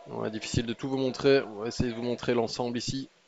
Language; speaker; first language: French; native; French